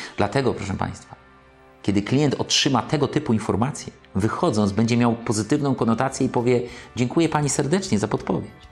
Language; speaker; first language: Polish; native; Polish